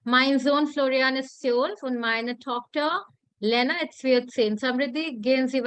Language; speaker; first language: German; non-native, fluent; Hindi